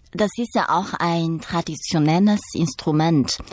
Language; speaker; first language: German; non-native, fluent; Chinese